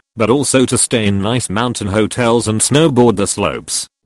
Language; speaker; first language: English; early bilingual, other home language; Serbian